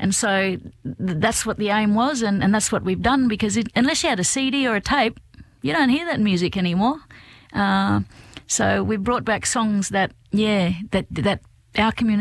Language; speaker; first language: English; native; English